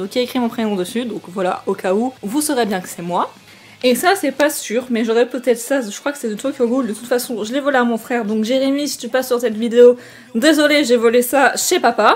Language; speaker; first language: French; native; French